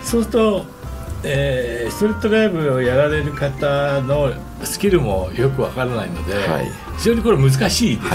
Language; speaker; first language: Japanese; native; Japanese